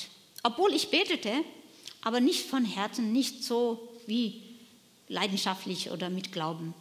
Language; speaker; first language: German; non-native, learner; Nepali